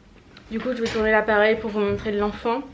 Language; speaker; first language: French; native; French